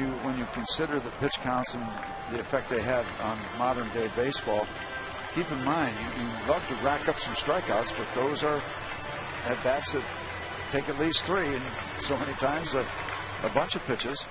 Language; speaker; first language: English; native; English